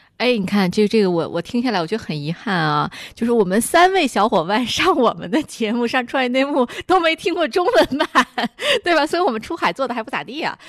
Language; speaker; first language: Chinese; native; Chinese